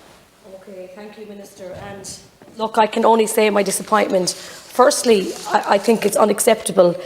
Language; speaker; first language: English; native; English